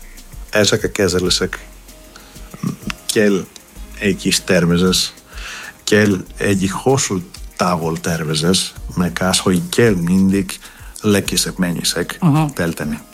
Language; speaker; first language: Hungarian; non-native, fluent; Greek